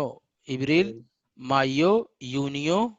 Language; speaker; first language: Arabic; non-native, fluent; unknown